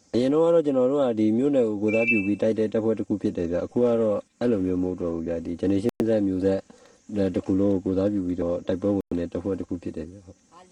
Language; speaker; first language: Burmese; native; Burmese